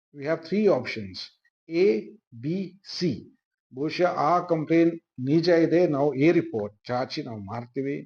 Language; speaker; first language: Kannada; non-native, fluent; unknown